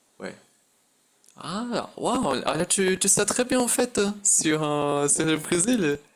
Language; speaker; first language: French; non-native, fluent; Portuguese